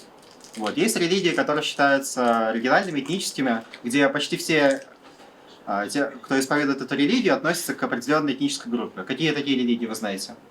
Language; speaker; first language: Russian; native; Russian